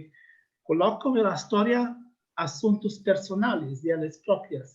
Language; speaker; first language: Spanish; non-native, learner; Portuguese